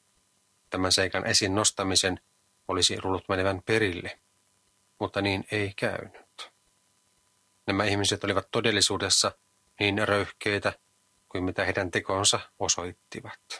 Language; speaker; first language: Finnish; native; Finnish